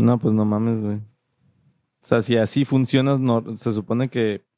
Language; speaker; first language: Spanish; native; Spanish